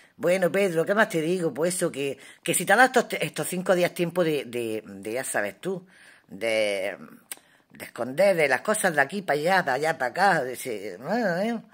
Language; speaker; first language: Spanish; native; Spanish